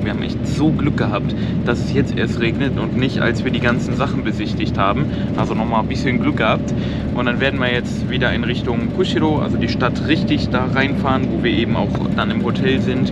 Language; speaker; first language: German; native; German